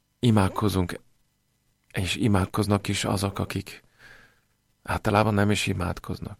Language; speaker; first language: Hungarian; non-native, fluent; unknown